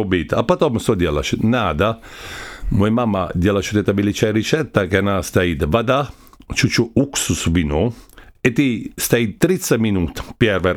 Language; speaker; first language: Russian; non-native, learner; Italian